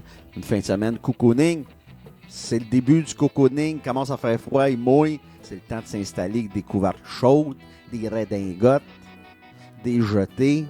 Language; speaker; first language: French; native; French